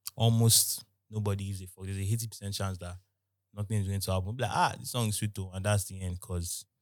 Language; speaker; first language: English; non-native, local second language; Yoruba